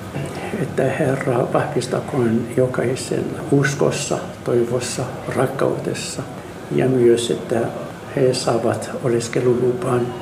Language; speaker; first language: Finnish; non-native, learner; Arabic